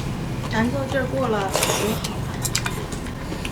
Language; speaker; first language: Chinese; native; Chinese